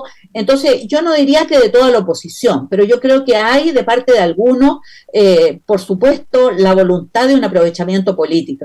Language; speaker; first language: Spanish; native; Spanish